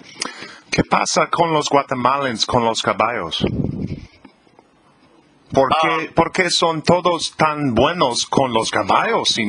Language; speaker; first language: Spanish; non-native, learner; English